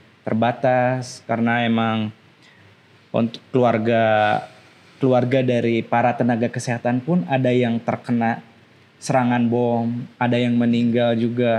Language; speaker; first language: Indonesian; non-native, local second language; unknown